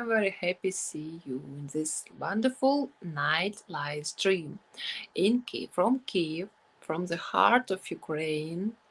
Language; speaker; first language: English; non-native, learner; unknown